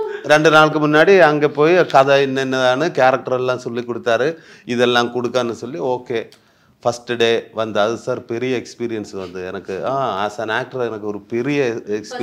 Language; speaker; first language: Tamil; non-native, learner; Malayalam